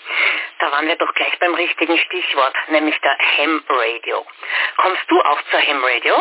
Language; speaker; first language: German; native; German